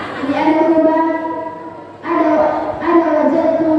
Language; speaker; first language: Arabic; non-native, learner; Indonesian